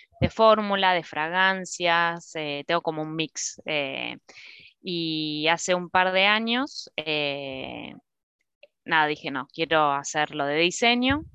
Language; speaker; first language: Spanish; native; Spanish